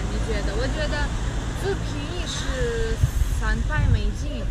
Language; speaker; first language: Chinese; non-native, fluent; Russian